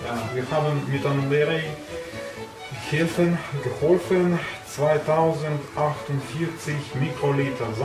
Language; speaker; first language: German; non-native, learner; Russian